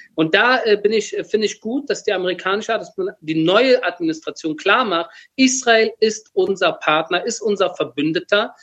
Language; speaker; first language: German; early bilingual, other home language; Persian